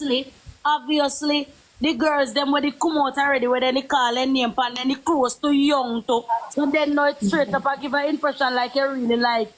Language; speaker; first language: English; native; English